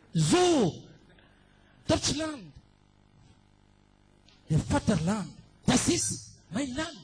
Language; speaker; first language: German; non-native, learner; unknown